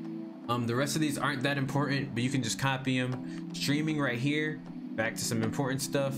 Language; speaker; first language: English; native; English